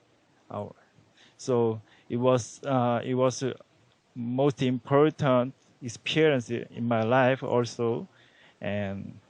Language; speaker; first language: English; non-native, learner; Korean